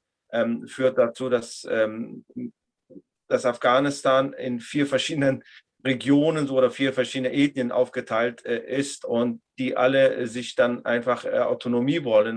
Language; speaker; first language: German; non-native, fluent; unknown